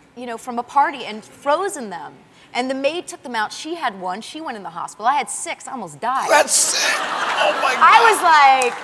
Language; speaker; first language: English; native; English